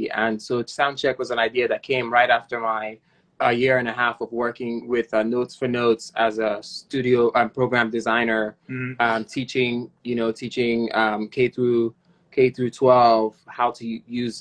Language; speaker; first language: English; non-native, local second language; Yoruba